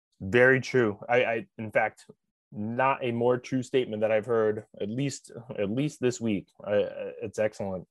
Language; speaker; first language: English; native; English